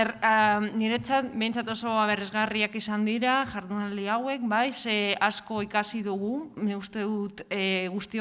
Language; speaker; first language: Basque; non-native, fluent; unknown